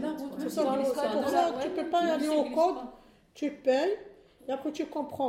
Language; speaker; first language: French; non-native, learner; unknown